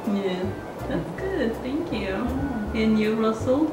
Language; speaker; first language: English; non-native, fluent; Portuguese